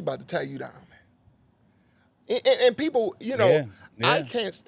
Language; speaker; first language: English; native; English